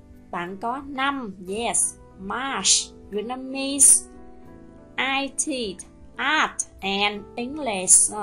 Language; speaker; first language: English; non-native, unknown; Vietnamese